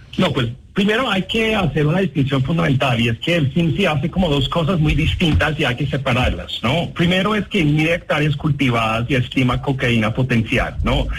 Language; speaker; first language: Spanish; non-native, fluent; English